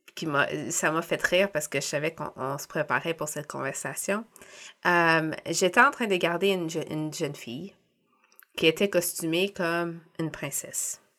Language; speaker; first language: French; native; French